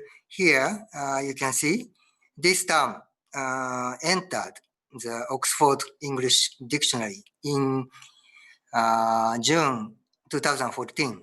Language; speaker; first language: English; non-native, learner; Japanese